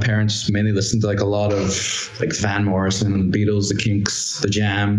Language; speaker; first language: English; native; English